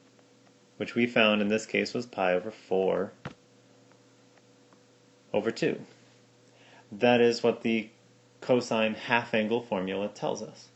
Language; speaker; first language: English; native; English